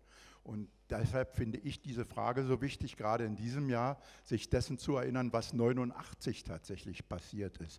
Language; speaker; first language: German; native; German